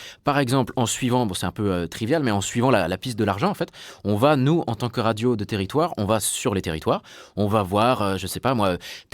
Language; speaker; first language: French; native; French